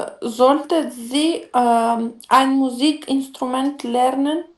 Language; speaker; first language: German; non-native, learner; Macedonian